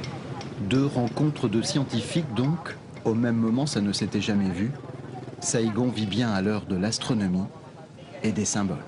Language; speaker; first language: French; native; French